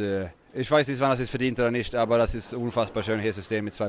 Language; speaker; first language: German; non-native, fluent; Swedish